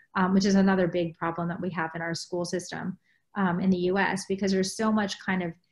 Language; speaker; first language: English; native; English